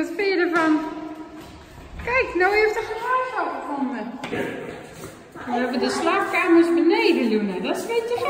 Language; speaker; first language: Dutch; native; Dutch